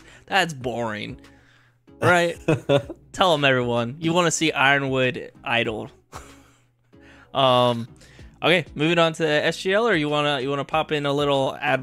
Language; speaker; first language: English; native; English